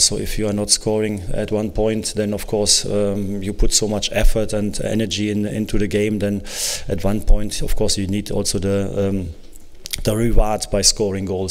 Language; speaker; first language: English; non-native, fluent; German